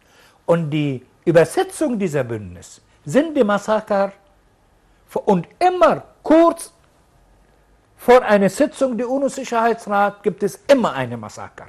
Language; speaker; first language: German; non-native, fluent; Arabic